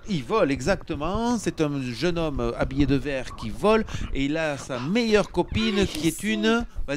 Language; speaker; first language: French; native; French